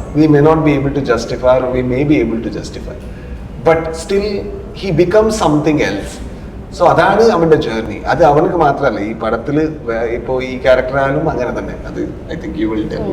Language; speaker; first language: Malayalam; non-native, local second language; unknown